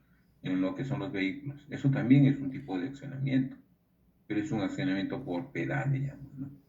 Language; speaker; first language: Spanish; native; Spanish